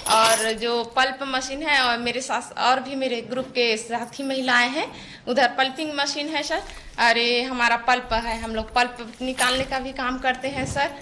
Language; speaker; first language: Hindi; native; Hindi